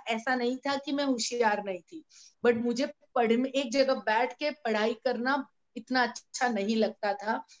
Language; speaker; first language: Hindi; non-native, local second language; Gujarati